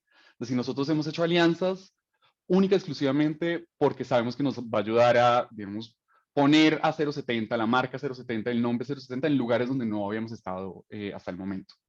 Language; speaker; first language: Spanish; native; Spanish